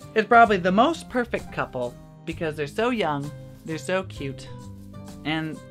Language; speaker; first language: English; native; English